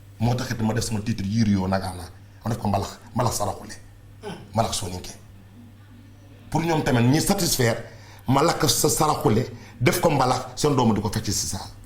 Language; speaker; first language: Wolof; non-native, local second language; Mandingo